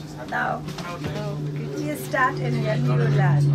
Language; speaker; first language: English; non-native, learner; German